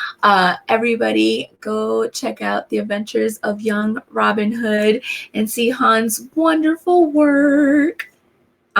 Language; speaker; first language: English; native; English